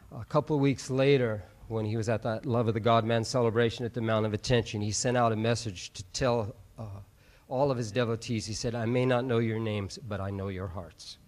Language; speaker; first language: English; native; English